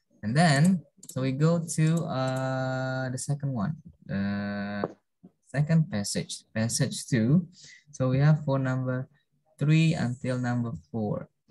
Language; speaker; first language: English; non-native, fluent; Indonesian